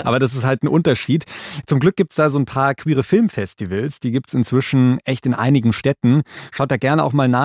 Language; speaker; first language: German; native; German